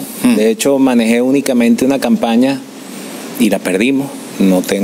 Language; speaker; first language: Spanish; native; Spanish